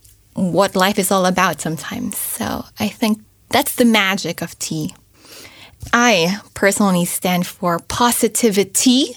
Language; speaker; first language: English; native; English